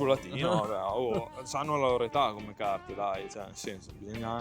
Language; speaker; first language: Italian; native; Italian